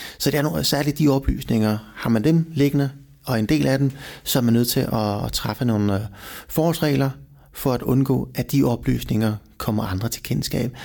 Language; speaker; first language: Danish; early bilingual, other home language; Persian